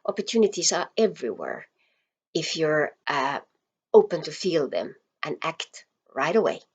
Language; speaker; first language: English; non-native, fluent; Finnish